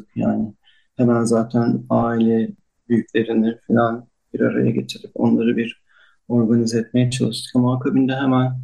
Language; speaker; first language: Turkish; native; Turkish